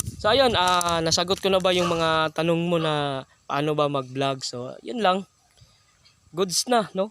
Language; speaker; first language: Filipino; non-native, local second language; Cebuano